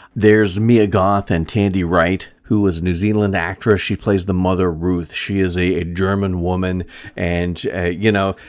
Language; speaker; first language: English; early bilingual, other home language; German